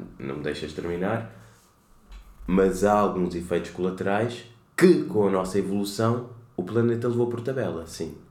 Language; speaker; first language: Portuguese; native; Portuguese